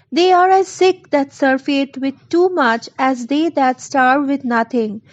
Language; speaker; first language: English; non-native, local second language; Bangla